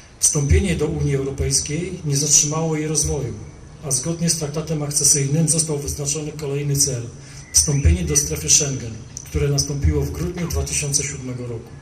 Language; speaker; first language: Polish; native; Polish